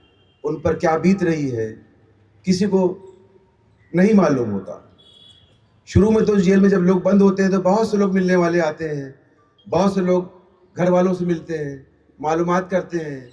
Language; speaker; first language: Hindi; native; Hindi